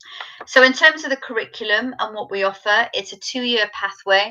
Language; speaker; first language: English; native; English